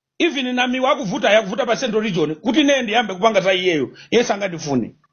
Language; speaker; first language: Nyanja; non-native, local second language; Tumbuka